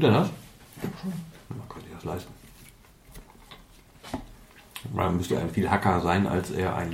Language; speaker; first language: German; native; German